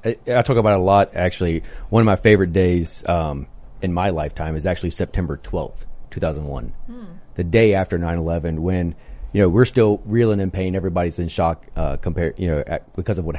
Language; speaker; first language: English; native; English